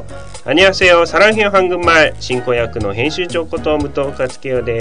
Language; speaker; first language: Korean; non-native, fluent; Japanese